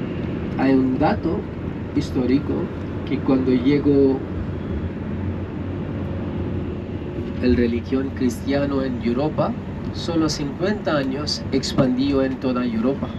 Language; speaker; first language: Spanish; non-native, fluent; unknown